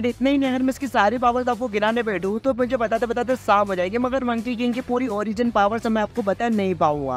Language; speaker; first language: Hindi; native; Hindi